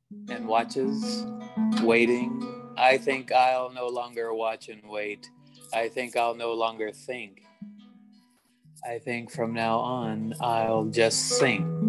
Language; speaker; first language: English; native; English